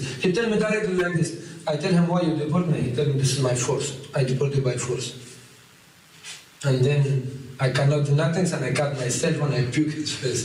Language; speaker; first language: English; non-native, learner; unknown